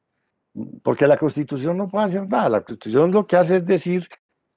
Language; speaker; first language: Spanish; native; Spanish